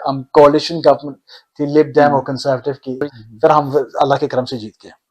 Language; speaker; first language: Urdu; early bilingual, heritage; Urdu